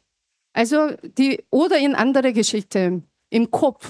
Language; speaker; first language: German; non-native, fluent; Korean